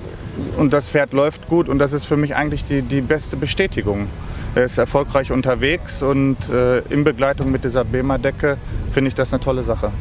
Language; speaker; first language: German; native; German